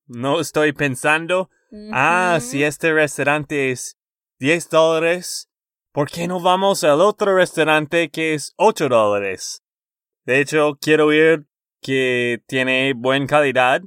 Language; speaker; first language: Spanish; non-native, fluent; English